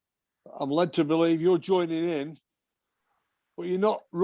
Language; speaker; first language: English; native; English